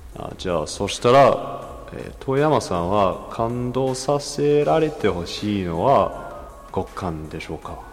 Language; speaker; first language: Japanese; non-native, fluent; English